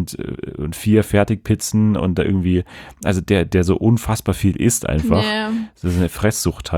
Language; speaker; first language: German; native; German